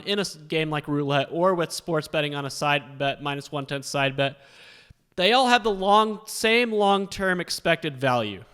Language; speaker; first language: English; native; English